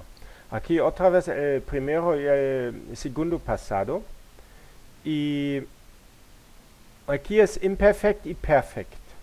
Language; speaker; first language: Spanish; non-native, learner; German